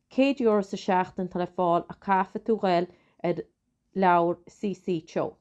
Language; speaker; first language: Irish; native; Irish